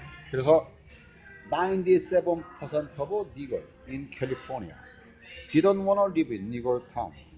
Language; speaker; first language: English; non-native, learner; Korean